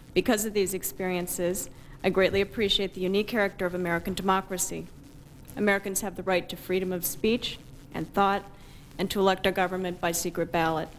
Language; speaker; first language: English; native; English